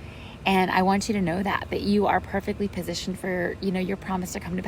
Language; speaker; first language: English; native; English